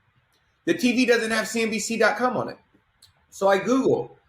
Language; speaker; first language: English; native; English